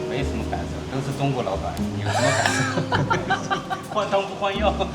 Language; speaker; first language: Chinese; native; Chinese